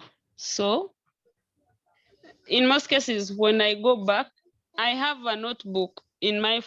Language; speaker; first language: English; non-native, local second language; Nyankole